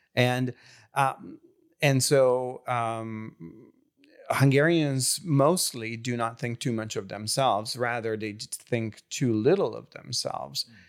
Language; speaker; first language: English; non-native, fluent; Hungarian